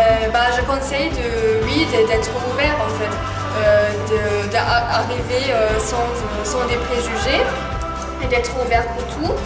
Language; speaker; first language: French; non-native, fluent; German